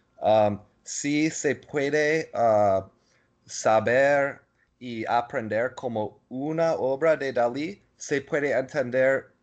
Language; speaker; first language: Spanish; non-native, learner; English